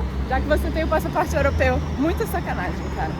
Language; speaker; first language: Portuguese; native; Portuguese